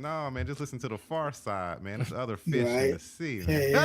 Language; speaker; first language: English; native; English